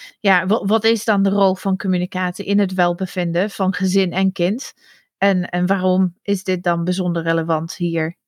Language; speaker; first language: Dutch; non-native, fluent; English